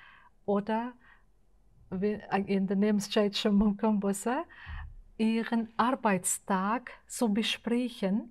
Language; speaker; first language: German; non-native, fluent; Uzbek